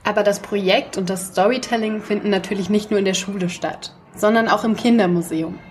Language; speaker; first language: German; native; German